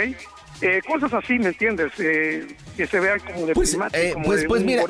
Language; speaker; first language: Spanish; native; Spanish